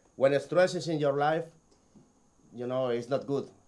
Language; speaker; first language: English; non-native, learner; Spanish